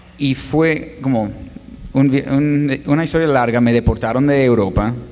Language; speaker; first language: Spanish; non-native, fluent; English